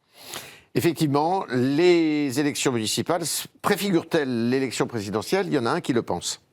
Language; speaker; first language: French; native; French